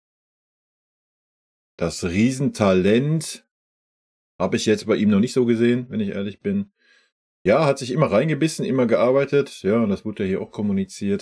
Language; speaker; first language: German; native; German